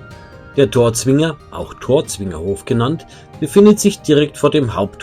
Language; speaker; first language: German; native; German